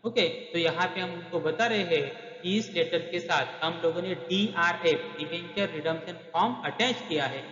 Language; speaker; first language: Hindi; non-native, local second language; Marathi